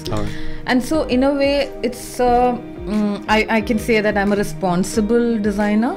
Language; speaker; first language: English; non-native, local second language; Malayalam